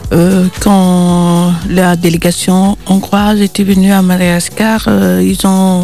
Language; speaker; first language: French; non-native, local second language; Malagasy